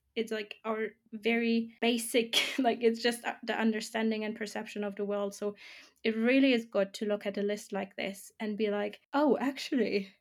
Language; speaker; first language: English; non-native, fluent; German